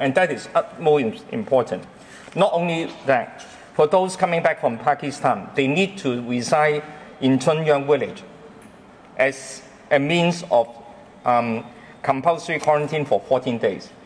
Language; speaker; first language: English; non-native, local second language; Cantonese